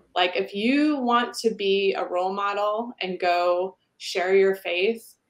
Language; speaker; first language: English; native; English